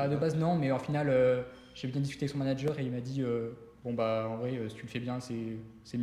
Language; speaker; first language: French; native; French